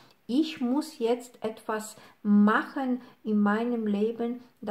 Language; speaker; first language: German; non-native, fluent; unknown